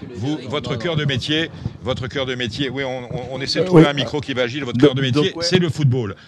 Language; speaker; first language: French; native; French